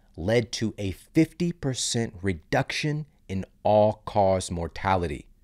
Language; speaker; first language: English; native; English